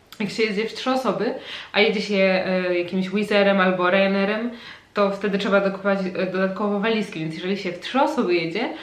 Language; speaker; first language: Polish; native; Polish